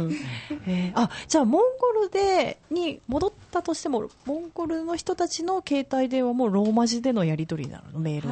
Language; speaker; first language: Japanese; native; Japanese